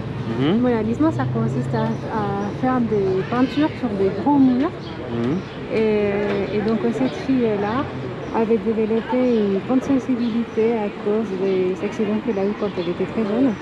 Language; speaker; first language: French; non-native, fluent; Spanish